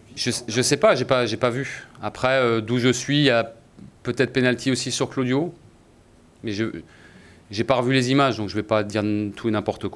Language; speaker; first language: French; native; French